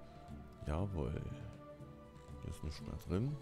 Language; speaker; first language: German; native; German